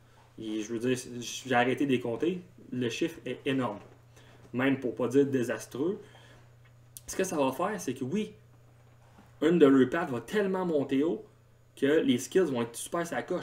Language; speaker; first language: French; native; French